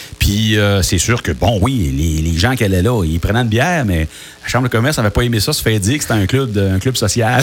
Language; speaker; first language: French; native; French